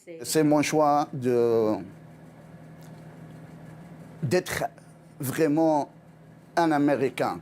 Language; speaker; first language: French; non-native, local second language; Arabic